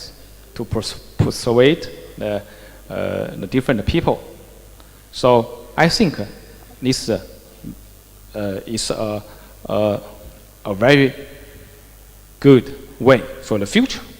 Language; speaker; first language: English; non-native, fluent; Chinese